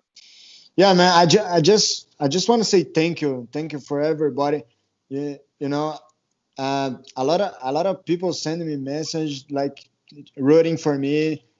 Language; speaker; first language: English; non-native, learner; Portuguese